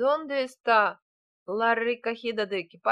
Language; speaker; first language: Spanish; non-native, learner; Russian